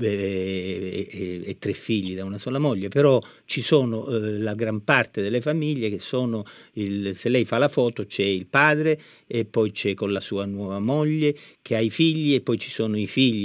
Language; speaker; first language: Italian; native; Italian